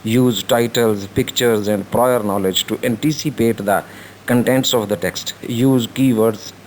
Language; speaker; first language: English; non-native, local second language; Urdu